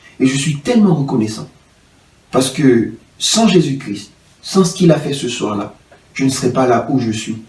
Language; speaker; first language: French; non-native, local second language; Haitian Creole